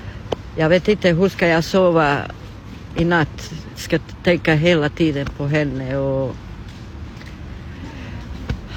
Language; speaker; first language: Swedish; non-native, learner; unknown